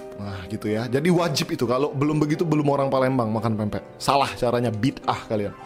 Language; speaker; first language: Indonesian; native; Indonesian